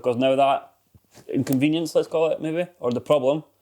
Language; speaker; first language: English; native; English